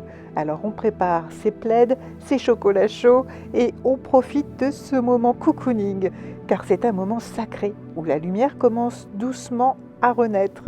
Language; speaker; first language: French; native; French